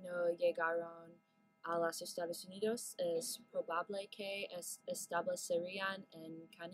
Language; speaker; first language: Spanish; non-native, learner; English